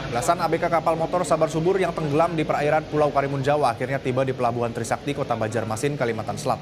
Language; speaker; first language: Indonesian; native; Indonesian